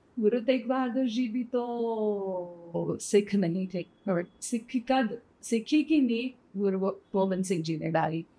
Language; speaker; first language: Hindi; non-native, local second language; Sindhi